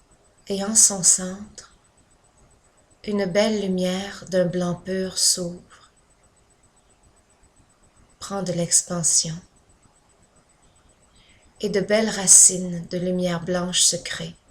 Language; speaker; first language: French; native; French